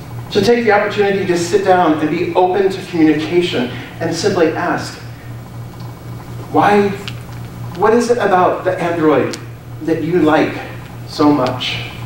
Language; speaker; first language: English; native; English